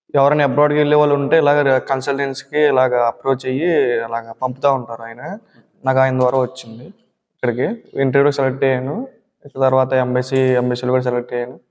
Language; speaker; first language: Telugu; native; Telugu